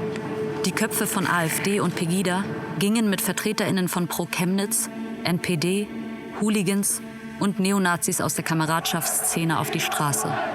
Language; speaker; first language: German; native; German